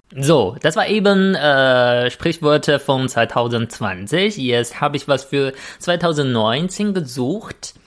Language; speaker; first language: German; non-native, fluent; Chinese